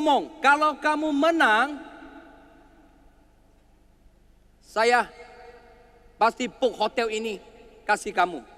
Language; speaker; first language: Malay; non-native, learner; Chinese